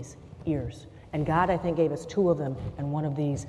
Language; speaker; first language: English; native; English